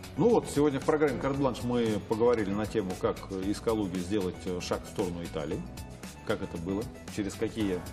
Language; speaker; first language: Russian; native; Russian